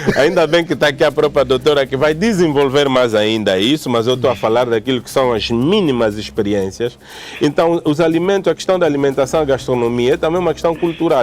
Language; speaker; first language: Portuguese; native; Portuguese